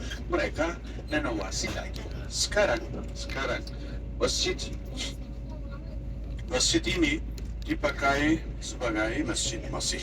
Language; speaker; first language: Indonesian; non-native, fluent; Turkish